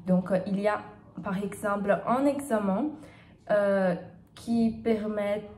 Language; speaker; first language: French; non-native, learner; Portuguese